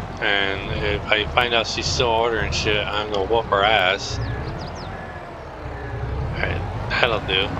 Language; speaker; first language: English; native; English